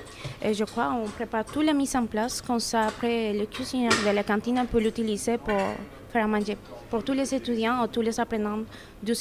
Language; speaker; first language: French; non-native, fluent; Spanish